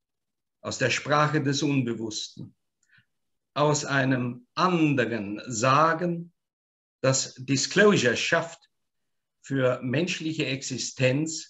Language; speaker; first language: German; native; German